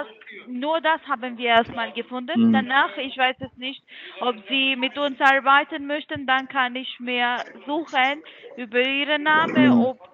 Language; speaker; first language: German; non-native, learner; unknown